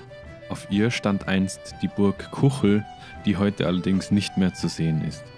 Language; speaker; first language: German; native; German